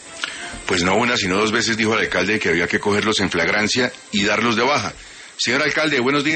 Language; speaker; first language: Spanish; native; Spanish